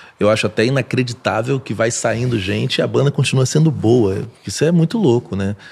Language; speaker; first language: Portuguese; native; Portuguese